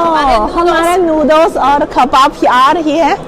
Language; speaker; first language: Hindi; non-native, learner; Chinese